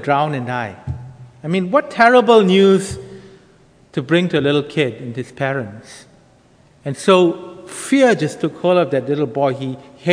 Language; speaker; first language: English; native; English